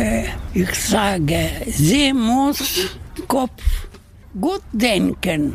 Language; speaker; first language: German; non-native, learner; Russian